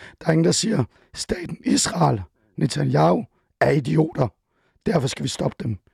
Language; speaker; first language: Danish; early bilingual, other home language; Persian